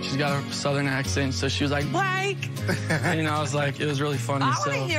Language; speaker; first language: English; native; English